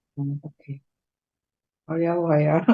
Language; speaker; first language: Korean; non-native, learner; Japanese